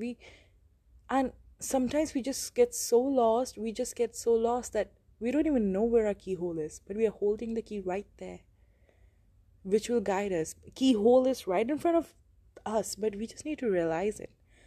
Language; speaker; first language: English; non-native, local second language; Hindi